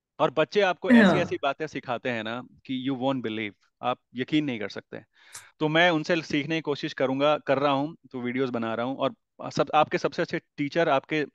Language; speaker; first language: Hindi; native; Hindi